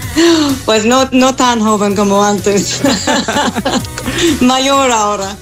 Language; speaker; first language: Spanish; non-native, fluent; English